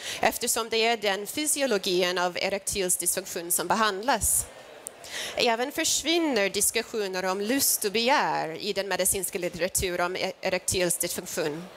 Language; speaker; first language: Swedish; non-native, fluent; English